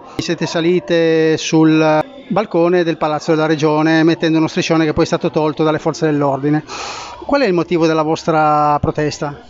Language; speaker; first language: Italian; native; Italian